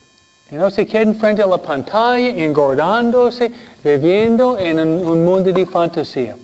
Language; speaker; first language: Spanish; non-native, fluent; English